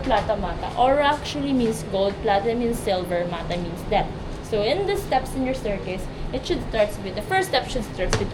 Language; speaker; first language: English; non-native, local second language; Filipino